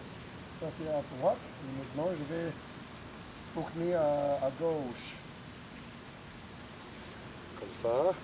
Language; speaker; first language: French; non-native, learner; Chinese